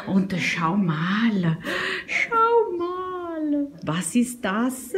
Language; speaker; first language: German; non-native, learner; Italian